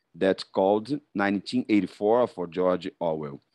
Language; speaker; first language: English; non-native, learner; Portuguese